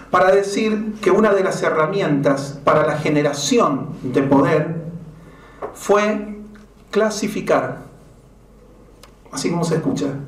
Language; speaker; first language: Spanish; native; Spanish